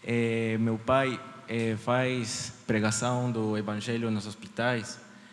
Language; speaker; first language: Portuguese; early bilingual, heritage; Portuguese